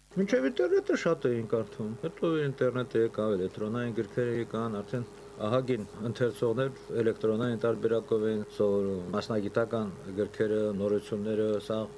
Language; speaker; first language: Armenian; native; Armenian